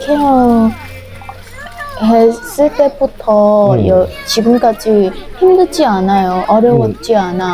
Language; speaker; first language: Korean; non-native, learner; Hmong